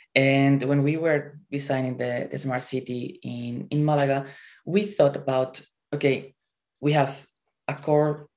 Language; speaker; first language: English; non-native, fluent; Spanish